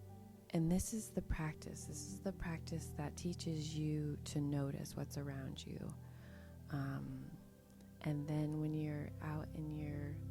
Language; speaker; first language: English; native; English